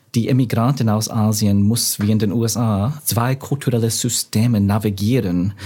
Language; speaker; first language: German; non-native, learner; English